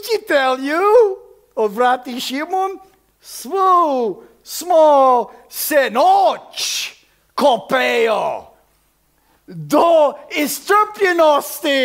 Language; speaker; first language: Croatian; early bilingual, heritage; Croatian